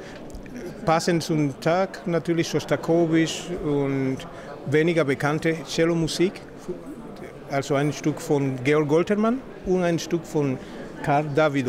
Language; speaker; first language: German; non-native, fluent; Spanish